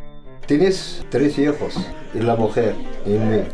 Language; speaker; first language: Spanish; non-native, learner; Arabic